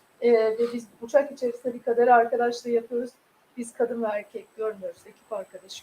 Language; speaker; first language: Turkish; native; Turkish